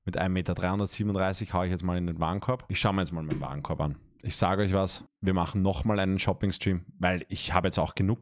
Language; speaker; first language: German; native; German